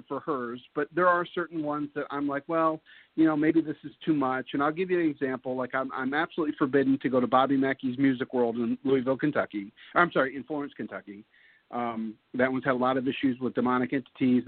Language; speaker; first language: English; native; English